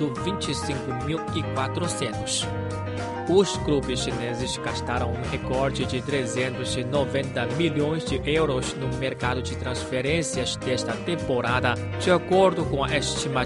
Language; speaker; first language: Portuguese; non-native, fluent; Chinese